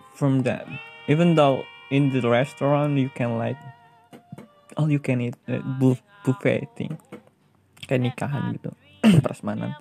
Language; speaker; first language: English; non-native, fluent; Indonesian